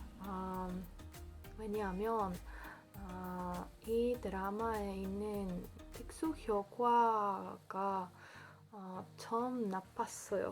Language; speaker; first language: Korean; non-native, learner; Polish